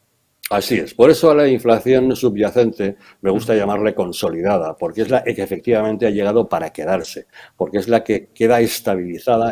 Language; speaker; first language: Spanish; native; Spanish